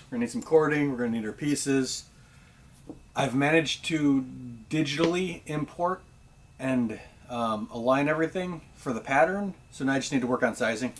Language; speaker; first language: English; native; English